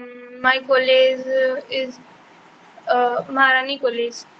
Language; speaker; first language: English; non-native, learner; Hindi